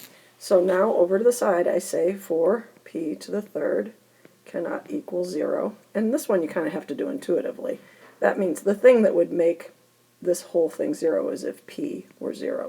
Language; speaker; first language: English; native; English